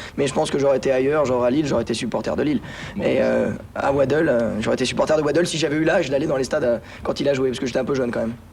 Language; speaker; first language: French; native; French